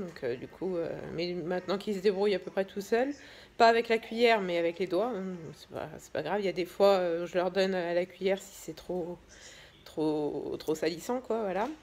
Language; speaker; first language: French; native; French